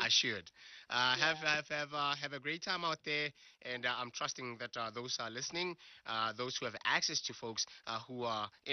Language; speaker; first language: English; non-native, local second language; Tswana